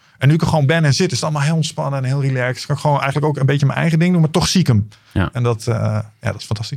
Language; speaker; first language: Dutch; native; Dutch